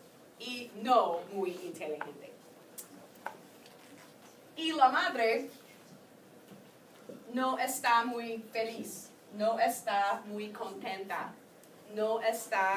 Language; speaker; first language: Spanish; non-native, fluent; English